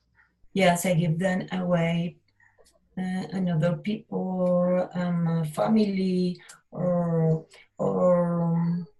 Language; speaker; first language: English; non-native, learner; Spanish